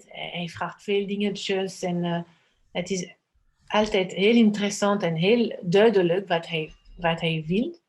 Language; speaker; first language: Dutch; non-native, fluent; French